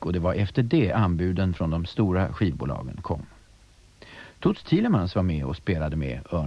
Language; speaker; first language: Swedish; native; Swedish